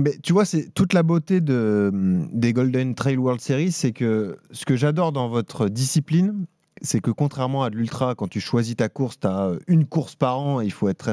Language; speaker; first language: French; native; French